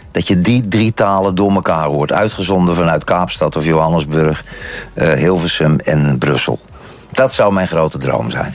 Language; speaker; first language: Dutch; native; Dutch